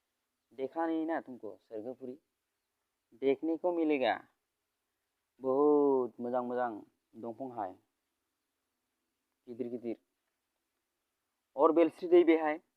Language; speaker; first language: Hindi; non-native, local second language; Bodo